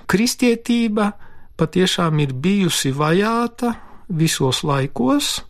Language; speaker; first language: Latvian; non-native, local second language; Polish